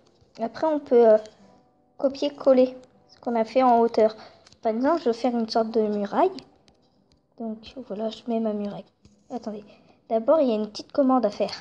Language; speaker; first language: French; native; French